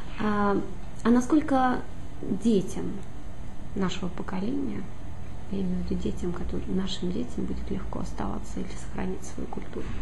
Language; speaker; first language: Russian; native; Russian